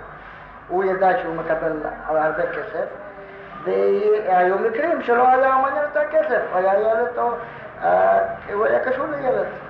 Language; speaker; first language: Hebrew; non-native, fluent; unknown